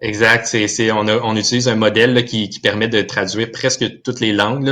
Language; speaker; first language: French; native; French